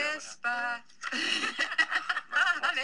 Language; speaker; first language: Swedish; native; Swedish